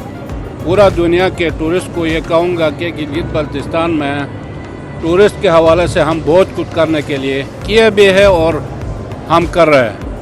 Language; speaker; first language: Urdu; non-native, local second language; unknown